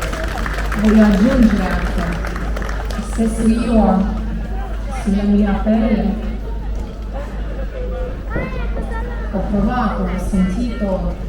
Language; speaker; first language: Italian; non-native, fluent; Ukrainian